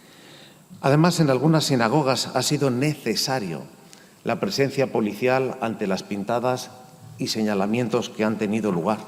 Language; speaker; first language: Spanish; native; Spanish